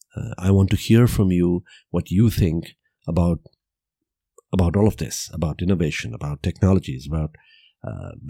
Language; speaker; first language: English; non-native, local second language; Gujarati